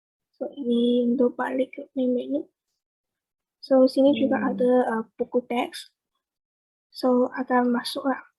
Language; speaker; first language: Malay; native; Malay